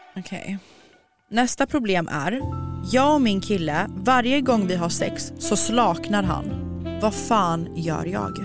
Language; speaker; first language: Swedish; native; Swedish